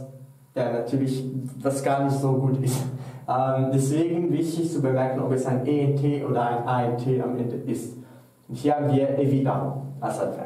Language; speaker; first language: German; non-native, fluent; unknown